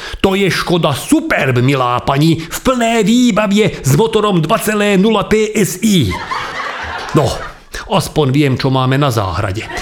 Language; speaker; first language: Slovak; non-native, local second language; Hungarian